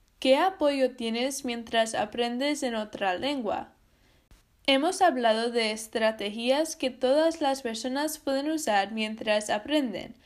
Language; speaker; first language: Spanish; non-native, fluent; English